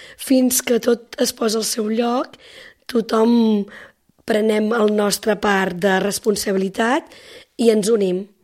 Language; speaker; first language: Catalan; native; Catalan